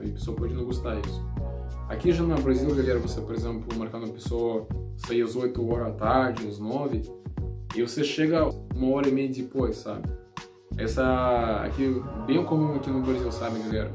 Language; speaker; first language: Portuguese; non-native, learner; Russian